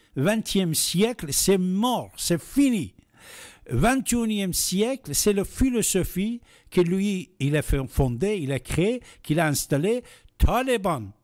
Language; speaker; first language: French; non-native, fluent; Persian